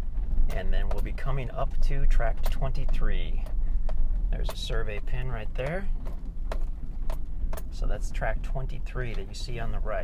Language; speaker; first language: English; native; English